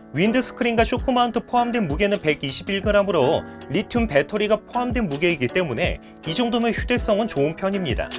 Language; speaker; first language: Korean; native; Korean